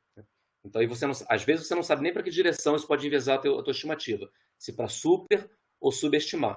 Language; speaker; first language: Portuguese; native; Portuguese